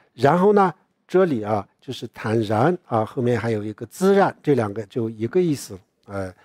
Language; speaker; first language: Chinese; non-native, local second language; Tibetan